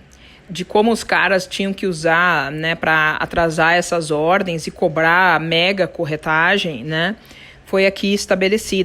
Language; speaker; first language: Portuguese; native; Portuguese